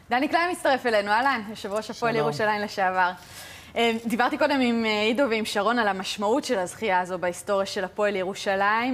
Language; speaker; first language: Hebrew; native; Hebrew